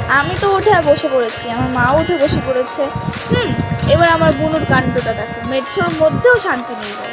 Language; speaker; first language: Bangla; non-native, local second language; Hindi